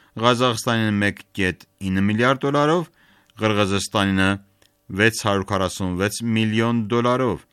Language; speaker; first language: Armenian; native; Armenian